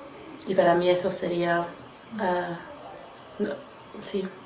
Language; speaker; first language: Spanish; non-native, learner; English